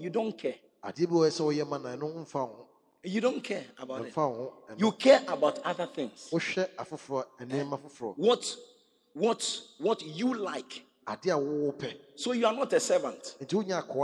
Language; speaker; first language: English; non-native, local second language; Ga